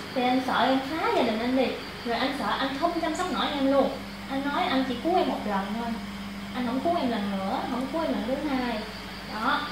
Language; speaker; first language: Vietnamese; native; Vietnamese